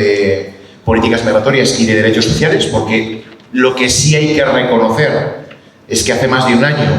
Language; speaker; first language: Spanish; native; Spanish